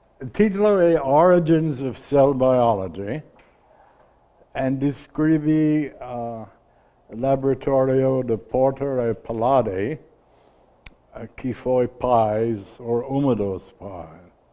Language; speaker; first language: Portuguese; non-native, learner; English